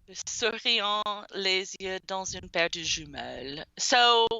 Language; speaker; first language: French; non-native, fluent; English